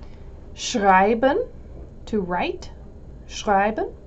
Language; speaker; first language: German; non-native, fluent; English